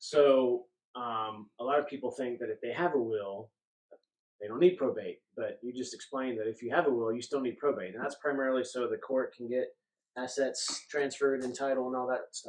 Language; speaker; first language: English; native; English